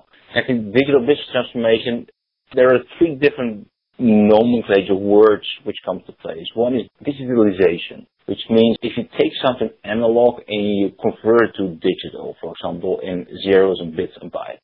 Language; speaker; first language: English; non-native, fluent; Dutch